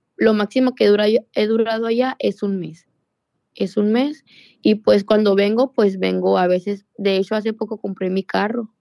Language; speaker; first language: Spanish; native; Spanish